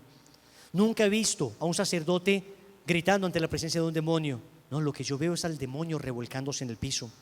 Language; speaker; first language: Spanish; native; Spanish